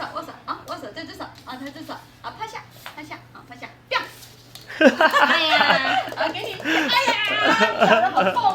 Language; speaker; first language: Chinese; native; Chinese